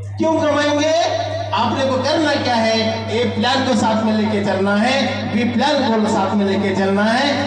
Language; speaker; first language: Hindi; non-native, local second language; Marathi